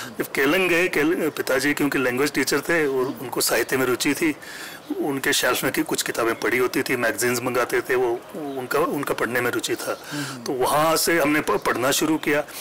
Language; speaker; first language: Hindi; non-native, local second language; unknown